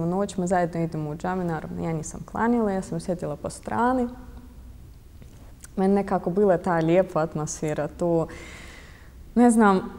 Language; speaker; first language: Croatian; non-native, fluent; Russian